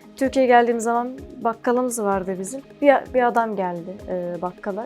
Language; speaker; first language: Turkish; early bilingual, other home language; Arabic